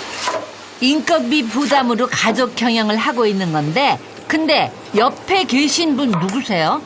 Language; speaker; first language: Korean; native; Korean